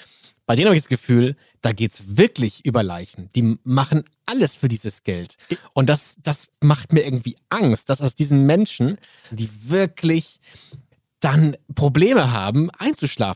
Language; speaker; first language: German; native; German